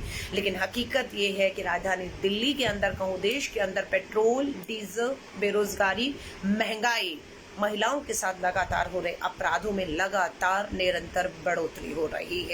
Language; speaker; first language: Hindi; native; Hindi